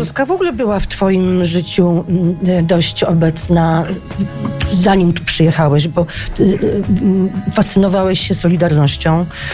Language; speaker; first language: Polish; native; Polish